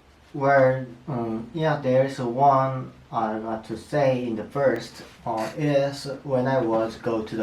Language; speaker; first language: English; non-native, learner; Korean